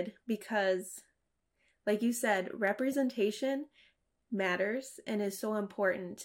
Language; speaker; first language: English; native; English